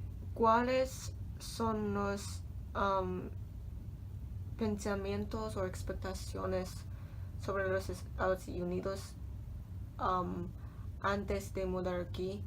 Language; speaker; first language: Spanish; non-native, learner; English